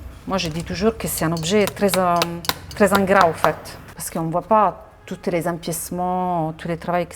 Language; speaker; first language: French; non-native, fluent; Italian